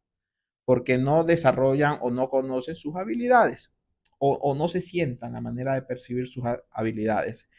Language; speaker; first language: Spanish; native; Spanish